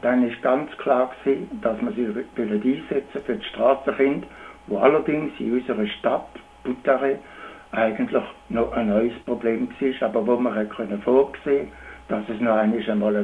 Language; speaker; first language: German; native; German